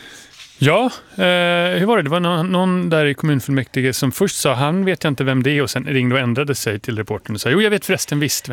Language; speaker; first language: Swedish; non-native, fluent; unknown